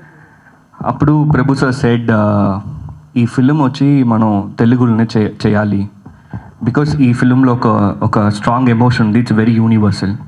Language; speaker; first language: Telugu; early bilingual, heritage; Telugu